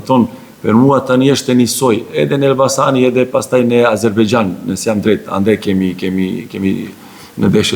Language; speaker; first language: Albanian; non-native, learner; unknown